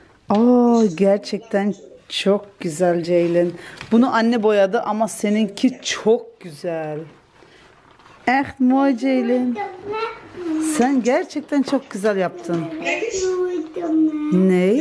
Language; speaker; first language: Turkish; early bilingual, other home language; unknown